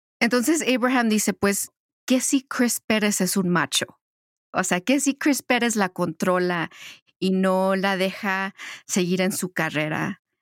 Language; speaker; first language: Spanish; early bilingual, heritage; Spanish